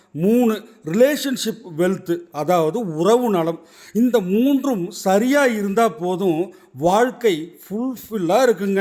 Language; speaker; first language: Tamil; native; Tamil